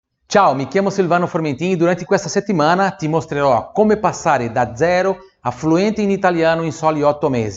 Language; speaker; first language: Italian; non-native, fluent; Portuguese